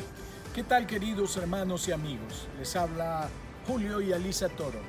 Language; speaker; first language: Spanish; native; Spanish